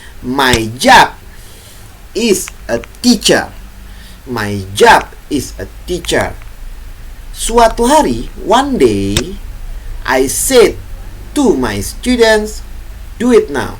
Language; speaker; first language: English; non-native, fluent; Indonesian